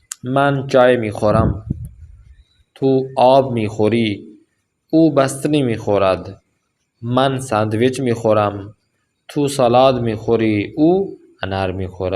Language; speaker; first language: Persian; non-native, fluent; Urdu